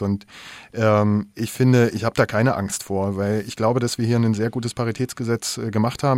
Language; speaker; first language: German; native; German